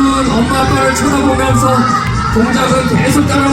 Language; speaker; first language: Korean; native; Korean